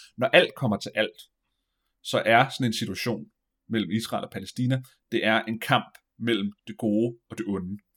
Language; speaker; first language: Danish; native; Danish